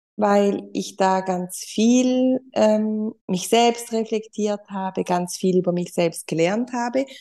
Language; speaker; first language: German; non-native, fluent; Spanish